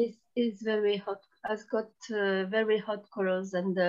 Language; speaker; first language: English; non-native, learner; French